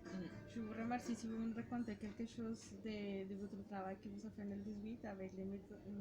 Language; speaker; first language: French; non-native, learner; Spanish